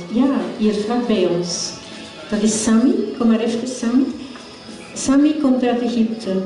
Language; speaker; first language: Dutch; native; Dutch